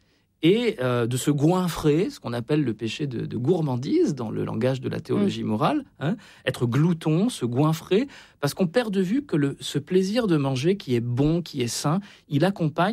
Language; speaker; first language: French; native; French